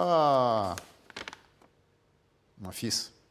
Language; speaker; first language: French; non-native, fluent; Russian